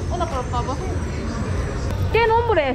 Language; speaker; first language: Spanish; non-native, learner; Turkish